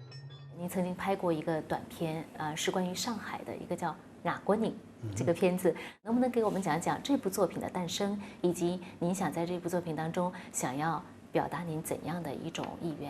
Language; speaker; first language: Chinese; native; Chinese